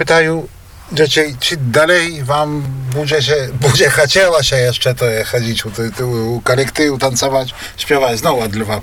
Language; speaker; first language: Polish; non-native, local second language; Belarusian